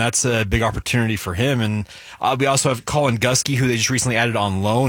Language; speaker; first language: English; native; English